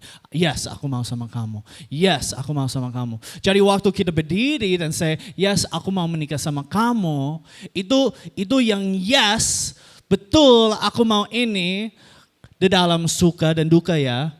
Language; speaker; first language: Indonesian; non-native, fluent; English